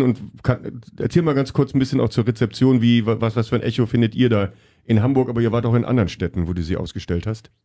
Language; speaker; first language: German; native; German